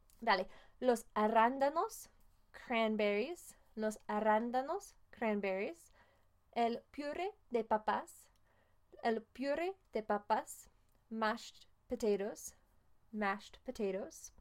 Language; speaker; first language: Spanish; non-native, fluent; English